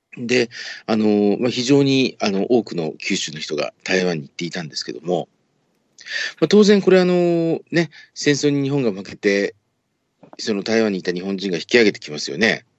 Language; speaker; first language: Japanese; native; Japanese